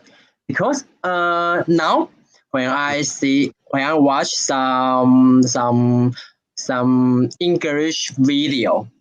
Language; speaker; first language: English; non-native, learner; Chinese